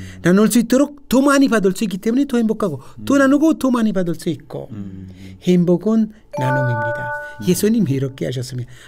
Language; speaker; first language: Korean; non-native, fluent; Italian